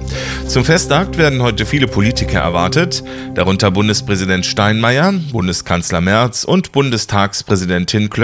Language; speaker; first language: German; native; German